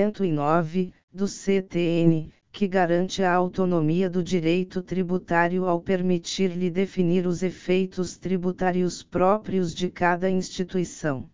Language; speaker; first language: Portuguese; native; Portuguese